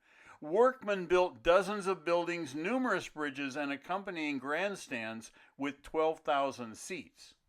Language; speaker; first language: English; native; English